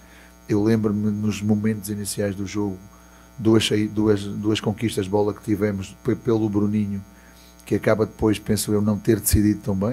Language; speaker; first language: Portuguese; native; Portuguese